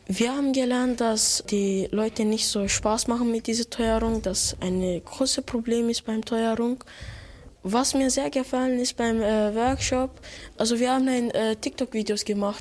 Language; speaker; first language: German; early bilingual, other home language; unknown